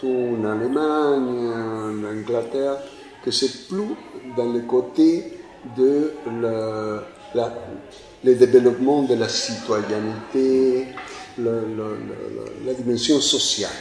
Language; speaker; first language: French; non-native, fluent; Spanish